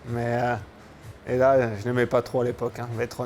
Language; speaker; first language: French; native; French